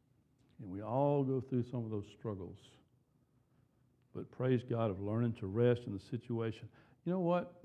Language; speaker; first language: English; native; English